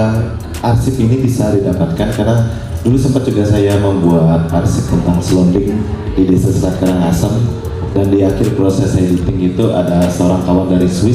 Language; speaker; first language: Indonesian; native; Indonesian